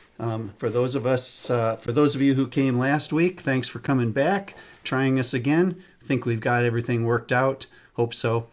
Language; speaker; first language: English; native; English